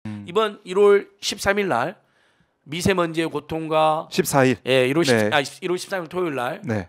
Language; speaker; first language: Korean; native; Korean